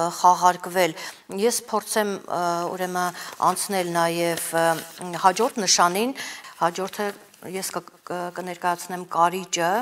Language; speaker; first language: Armenian; native; Armenian